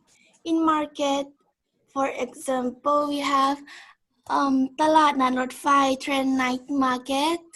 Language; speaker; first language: English; non-native, learner; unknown